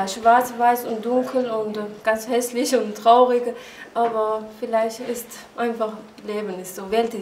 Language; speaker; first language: German; non-native, learner; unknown